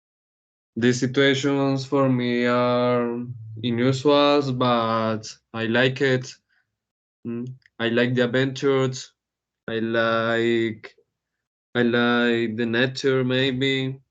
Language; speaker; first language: English; non-native, learner; Spanish